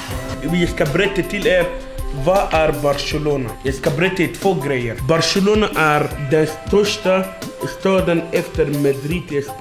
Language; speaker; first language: Swedish; non-native, fluent; Arabic